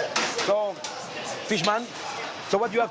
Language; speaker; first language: English; non-native, fluent; French